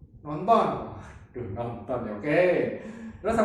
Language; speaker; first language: Indonesian; native; Indonesian